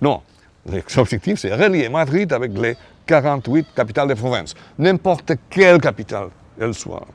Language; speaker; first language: French; non-native, fluent; Catalan